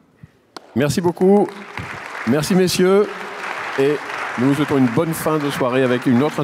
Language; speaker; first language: French; native; French